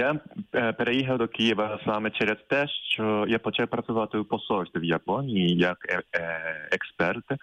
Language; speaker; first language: Ukrainian; non-native, fluent; Japanese